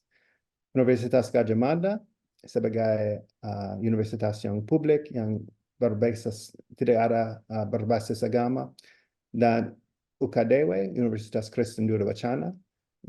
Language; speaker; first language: Indonesian; non-native, fluent; English